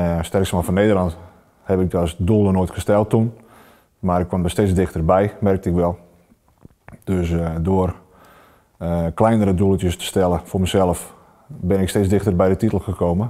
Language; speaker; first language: Dutch; native; Dutch